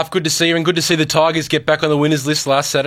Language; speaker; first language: English; native; English